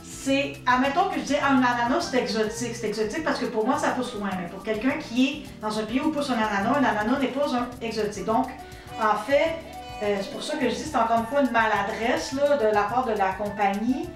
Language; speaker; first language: French; native; French